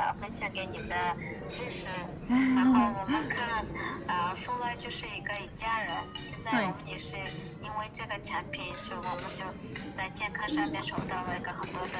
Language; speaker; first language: Chinese; non-native, fluent; Mongolian